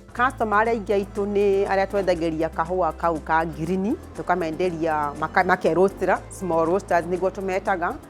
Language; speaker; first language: Kikuyu; native; Kikuyu